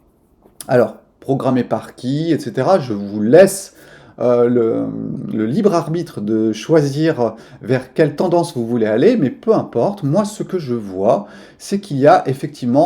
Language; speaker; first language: French; native; French